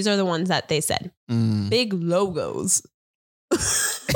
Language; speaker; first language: English; early bilingual, other home language; Spanish